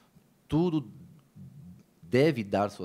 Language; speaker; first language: Portuguese; native; Portuguese